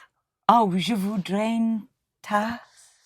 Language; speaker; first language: French; non-native, learner; English